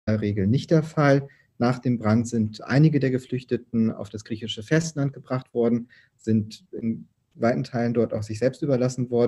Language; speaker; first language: German; native; German